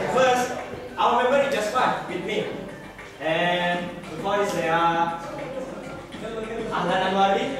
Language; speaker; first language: English; non-native, learner; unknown